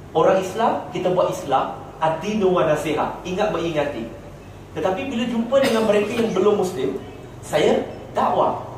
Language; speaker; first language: Malay; non-native, local second language; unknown